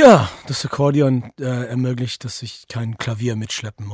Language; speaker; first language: German; non-native, fluent; English